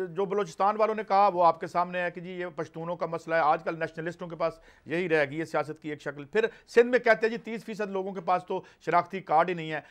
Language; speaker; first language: Urdu; non-native, local second language; Punjabi